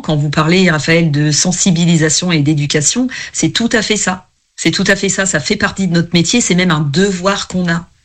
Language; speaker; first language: French; native; French